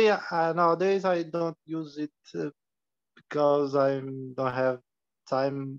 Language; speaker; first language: English; non-native, learner; Portuguese